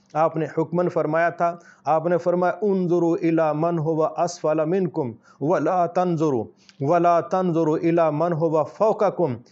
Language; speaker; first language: Urdu; native; Urdu